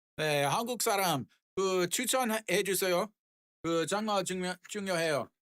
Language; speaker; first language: Korean; non-native, learner; English